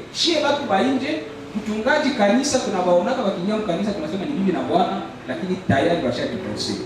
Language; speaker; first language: Swahili; native; Swahili